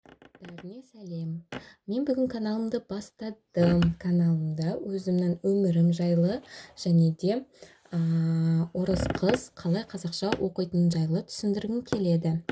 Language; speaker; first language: Kazakh; non-native, local second language; Russian